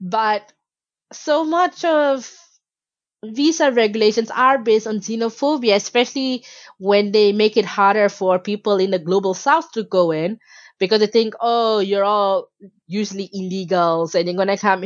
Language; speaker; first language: English; non-native, local second language; Bangla